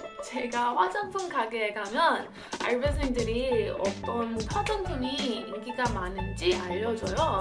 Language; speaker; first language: Korean; non-native, fluent; English